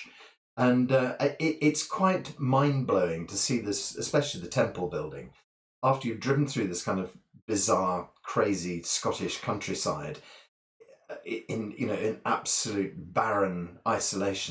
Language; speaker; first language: English; native; English